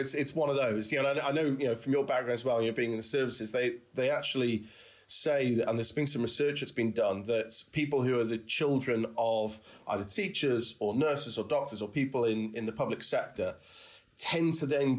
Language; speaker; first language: English; native; English